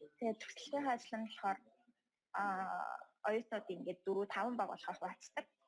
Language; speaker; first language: Mongolian; native; Mongolian